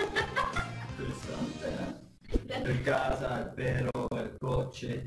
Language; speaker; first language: Spanish; non-native, learner; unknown